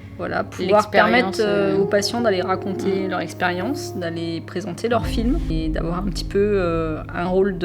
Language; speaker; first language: French; native; French